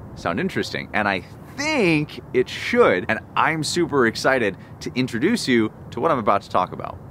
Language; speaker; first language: English; native; English